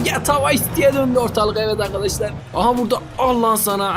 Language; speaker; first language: Turkish; native; Turkish